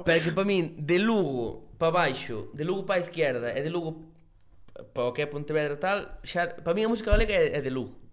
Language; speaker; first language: Galician; native; Galician